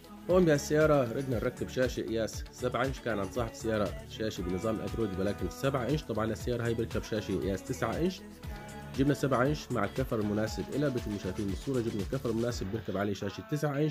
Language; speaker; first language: Arabic; native; Arabic